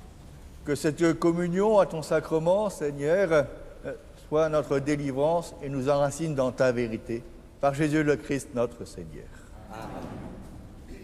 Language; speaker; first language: French; native; French